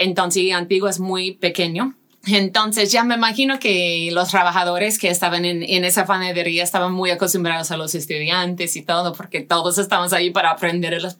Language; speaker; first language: Spanish; non-native, fluent; English